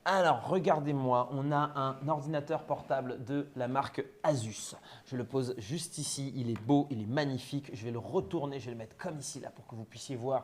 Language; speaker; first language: French; native; French